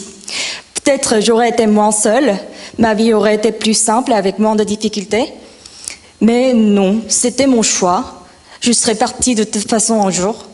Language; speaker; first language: French; non-native, fluent; Korean